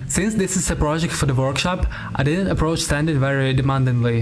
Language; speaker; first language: English; non-native, learner; Ukrainian